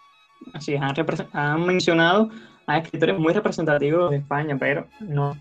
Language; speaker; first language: Spanish; native; Spanish